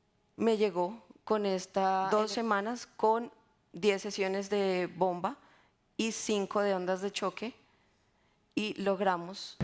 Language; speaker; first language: Spanish; native; Spanish